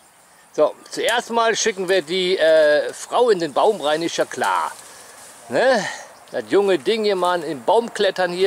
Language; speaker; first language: German; native; German